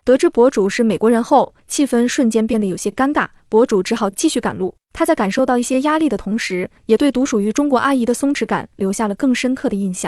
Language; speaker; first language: Chinese; native; Chinese